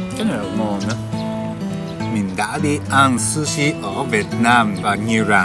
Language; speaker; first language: Vietnamese; non-native, learner; Japanese